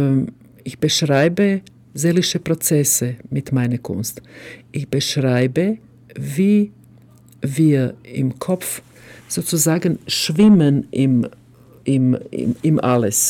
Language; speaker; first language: German; non-native, fluent; Croatian